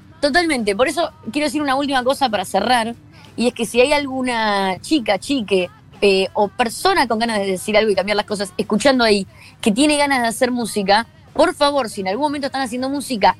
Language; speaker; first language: Spanish; native; Spanish